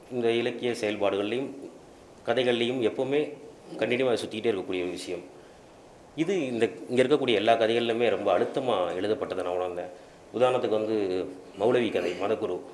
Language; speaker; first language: Tamil; native; Tamil